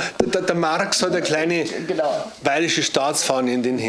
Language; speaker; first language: German; native; German